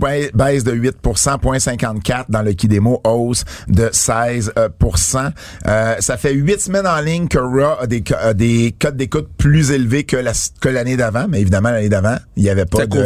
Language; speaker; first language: French; native; French